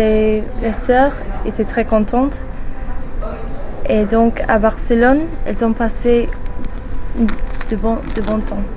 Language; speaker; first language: French; non-native, learner; English